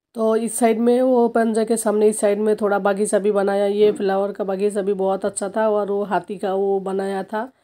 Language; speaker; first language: Hindi; non-native, local second language; Bangla